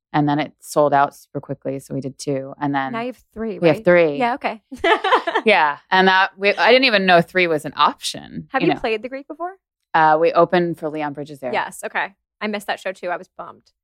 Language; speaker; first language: English; native; English